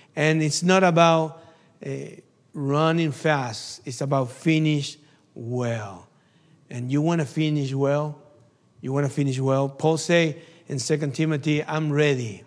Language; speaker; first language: English; non-native, learner; Spanish